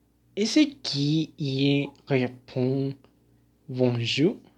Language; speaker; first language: French; non-native, learner; Spanish